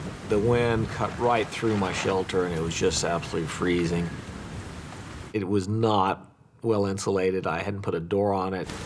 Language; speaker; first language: English; native; English